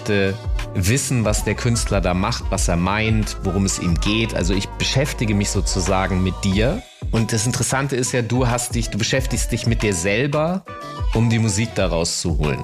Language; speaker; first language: German; native; German